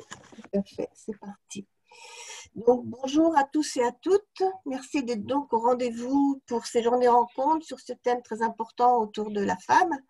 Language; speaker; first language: French; native; French